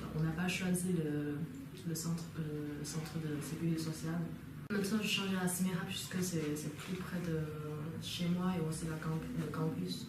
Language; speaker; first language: French; non-native, learner; Chinese